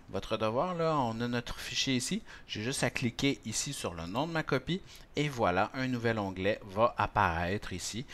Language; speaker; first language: French; native; French